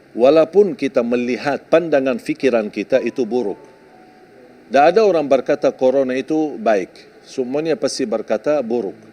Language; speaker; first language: Indonesian; non-native, fluent; Arabic